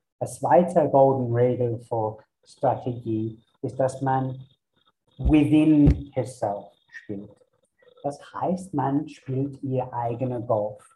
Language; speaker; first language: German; non-native, fluent; English